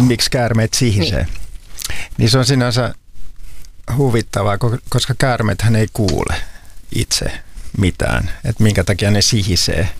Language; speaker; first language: Finnish; native; Finnish